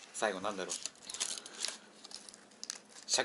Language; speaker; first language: Japanese; native; Japanese